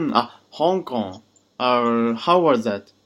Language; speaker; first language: English; non-native, learner; Japanese